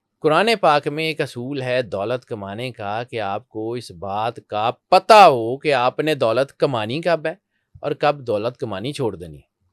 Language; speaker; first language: Urdu; non-native, local second language; Punjabi